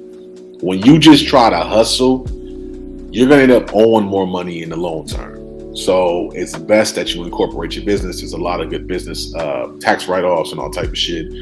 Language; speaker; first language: English; native; English